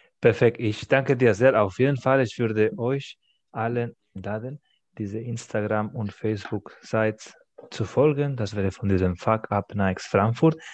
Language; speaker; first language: German; non-native, fluent; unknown